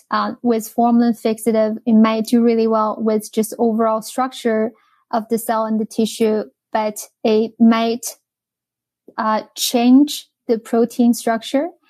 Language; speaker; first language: English; non-native, fluent; Chinese